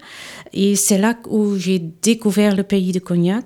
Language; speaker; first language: French; non-native, local second language; Dutch